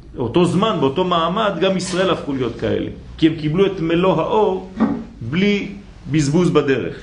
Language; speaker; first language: Hebrew; non-native, fluent; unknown